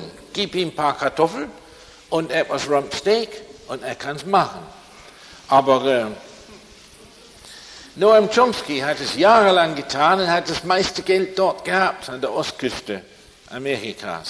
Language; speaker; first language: German; non-native, fluent; English